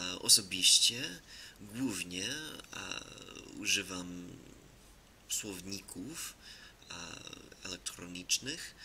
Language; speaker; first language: Polish; non-native, learner; English